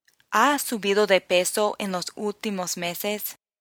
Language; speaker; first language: Spanish; non-native, fluent; English